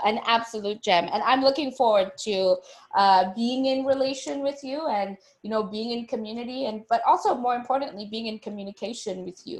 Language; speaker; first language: English; non-native, local second language; Tswana